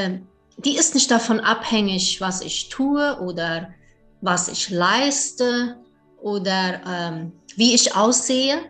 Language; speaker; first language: German; early bilingual, heritage; German